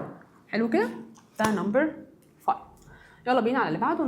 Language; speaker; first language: Arabic; native; Arabic